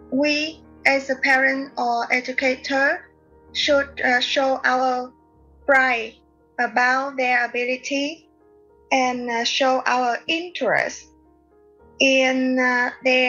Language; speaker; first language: English; non-native, learner; Vietnamese